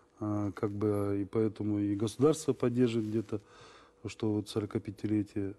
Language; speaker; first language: Russian; non-native, local second language; Kazakh